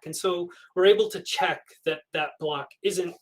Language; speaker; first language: English; native; English